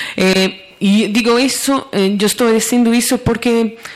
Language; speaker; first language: Spanish; non-native, learner; Portuguese